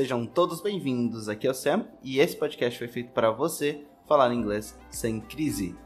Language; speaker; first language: Portuguese; native; Portuguese